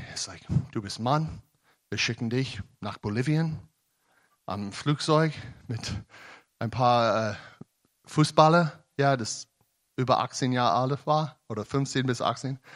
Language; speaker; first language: German; non-native, learner; English